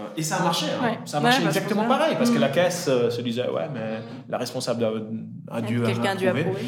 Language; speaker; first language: French; early bilingual, other home language; Italian